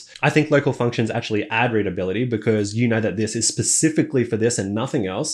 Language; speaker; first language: English; native; English